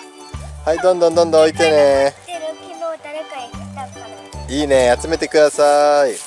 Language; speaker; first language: Japanese; native; Japanese